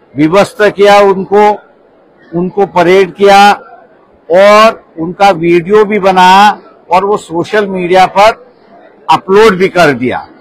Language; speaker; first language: Hindi; non-native, local second language; Marathi